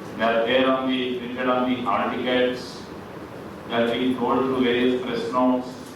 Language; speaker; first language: English; non-native, local second language; Telugu